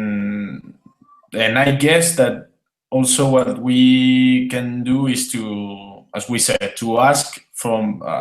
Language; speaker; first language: English; non-native, fluent; Spanish